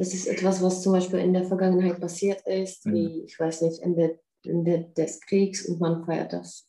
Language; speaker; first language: German; non-native, fluent; Czech